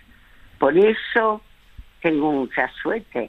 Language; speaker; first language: Spanish; early bilingual, other home language; French